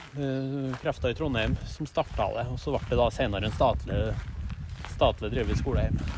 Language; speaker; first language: Norwegian; native; Norwegian